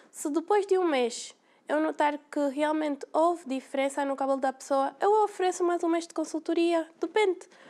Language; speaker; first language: Portuguese; native; Portuguese